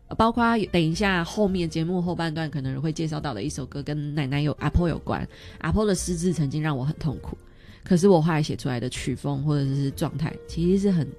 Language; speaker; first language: Chinese; native; Chinese